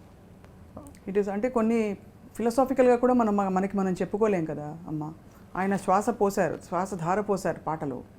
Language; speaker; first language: Telugu; native; Telugu